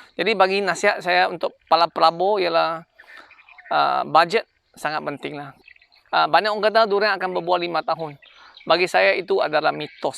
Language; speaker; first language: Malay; non-native, local second language; Chinese